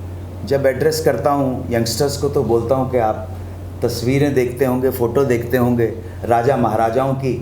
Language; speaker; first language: Hindi; native; Hindi